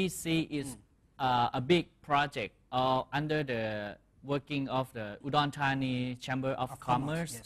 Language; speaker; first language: English; non-native, fluent; Thai